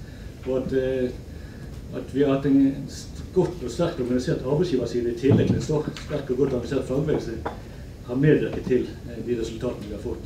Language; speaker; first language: Norwegian; native; Norwegian